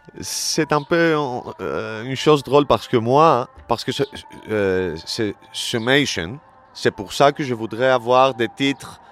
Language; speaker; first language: French; non-native, learner; Greek